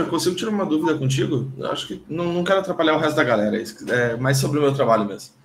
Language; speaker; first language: Portuguese; native; Portuguese